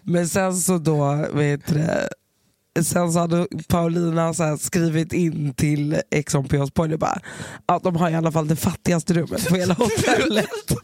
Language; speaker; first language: Swedish; native; Swedish